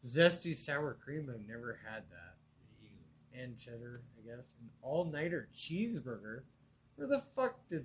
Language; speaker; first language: English; native; English